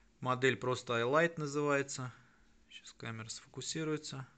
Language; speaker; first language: Russian; native; Russian